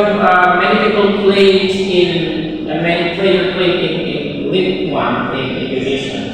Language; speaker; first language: English; non-native, fluent; Indonesian